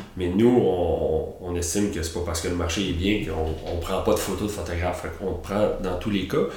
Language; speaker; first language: French; native; French